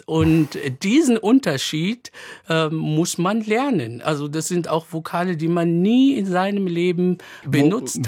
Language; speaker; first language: German; non-native, fluent; Arabic